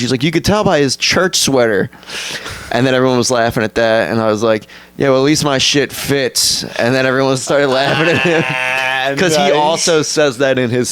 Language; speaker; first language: English; native; English